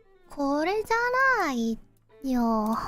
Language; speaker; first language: Japanese; non-native, learner; Indonesian